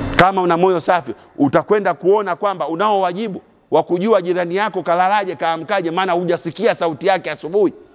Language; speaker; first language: Swahili; native; Swahili